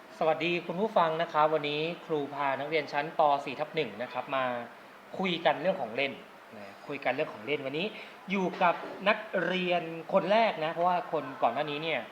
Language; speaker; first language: Thai; native; Thai